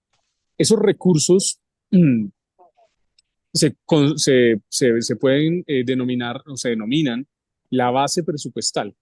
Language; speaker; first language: Spanish; native; Spanish